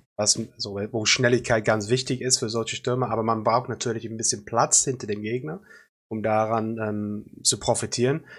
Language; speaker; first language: German; non-native, fluent; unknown